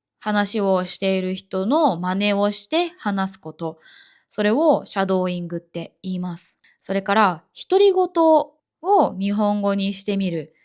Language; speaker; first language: Japanese; native; Japanese